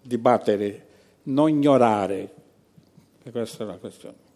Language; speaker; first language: Italian; non-native, fluent; Portuguese